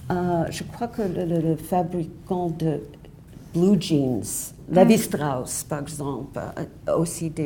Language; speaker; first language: French; non-native, fluent; English